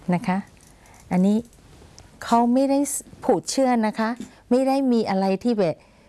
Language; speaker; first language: Thai; non-native, fluent; Burmese